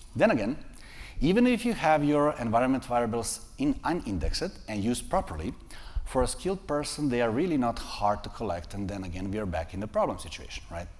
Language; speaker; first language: English; non-native, fluent; Serbian